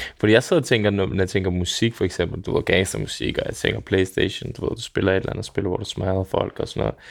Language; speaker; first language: Danish; early bilingual, other home language; Serbian